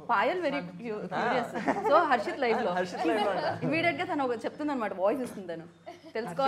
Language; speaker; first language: Telugu; native; Telugu